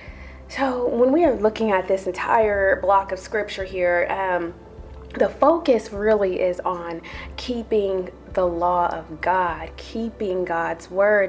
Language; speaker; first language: English; native; English